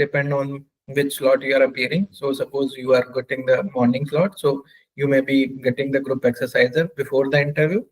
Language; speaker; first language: English; non-native, local second language; Hindi